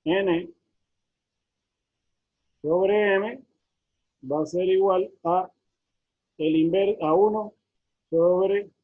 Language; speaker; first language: Spanish; native; Spanish